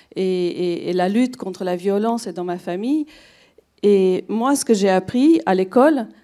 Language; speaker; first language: French; non-native, fluent; Romanian